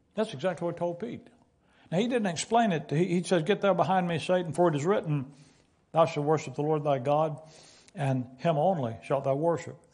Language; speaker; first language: English; native; English